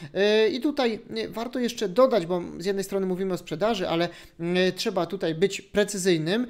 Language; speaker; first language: Polish; native; Polish